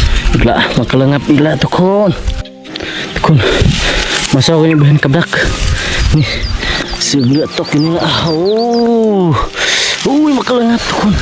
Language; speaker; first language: Thai; non-native, local second language; Lao